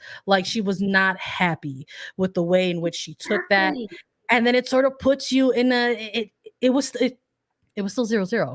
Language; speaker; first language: English; native; English